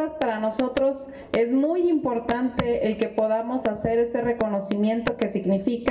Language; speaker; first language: Spanish; native; Spanish